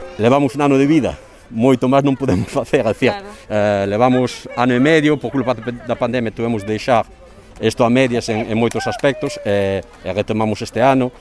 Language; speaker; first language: Galician; non-native, fluent; French